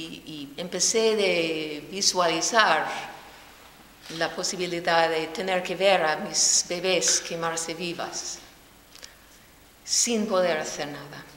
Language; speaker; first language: Spanish; non-native, fluent; English